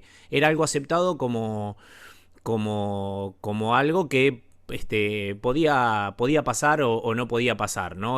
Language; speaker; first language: Spanish; native; Spanish